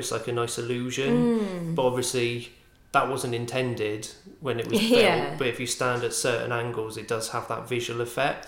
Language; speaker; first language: English; native; English